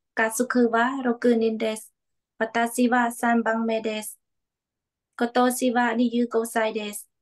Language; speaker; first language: Japanese; non-native, learner; Khmer